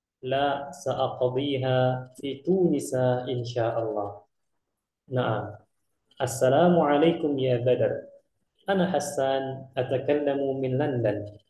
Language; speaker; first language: Arabic; non-native, fluent; Indonesian